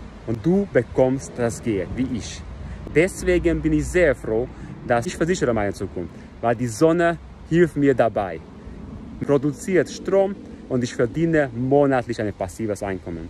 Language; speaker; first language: German; non-native, fluent; Hungarian